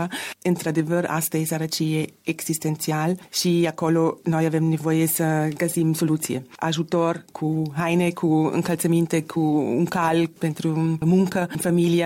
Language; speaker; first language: Romanian; non-native, learner; German